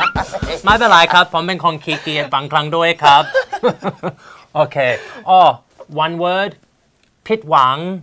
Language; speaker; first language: Thai; non-native, fluent; English